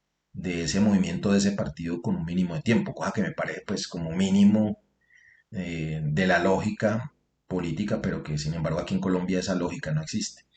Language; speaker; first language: Spanish; native; Spanish